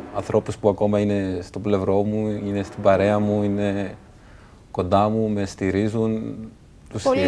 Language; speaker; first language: Greek; non-native, fluent; Arabic